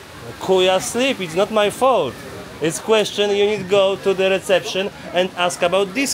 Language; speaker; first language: English; non-native, learner; Polish